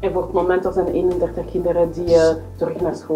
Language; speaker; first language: Dutch; non-native, learner; French